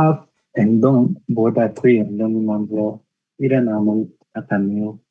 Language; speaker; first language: Korean; non-native, learner; Nepali